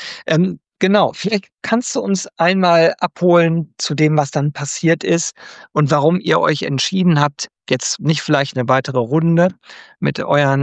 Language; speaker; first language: German; native; German